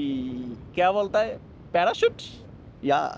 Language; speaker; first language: Hindi; non-native, learner; Bangla